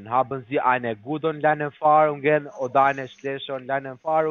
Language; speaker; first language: German; non-native, learner; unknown